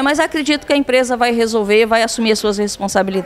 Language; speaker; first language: Portuguese; native; Portuguese